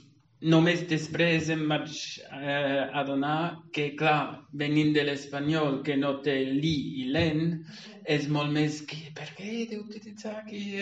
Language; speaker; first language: Catalan; non-native, fluent; German